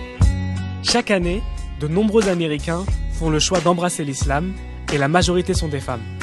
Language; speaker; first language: French; native; French